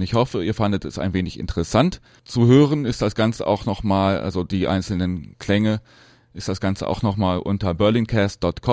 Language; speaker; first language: German; native; German